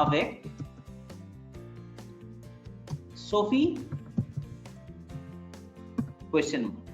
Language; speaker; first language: French; non-native, fluent; Bangla